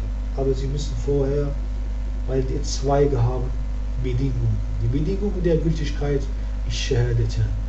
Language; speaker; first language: German; non-native, fluent; Arabic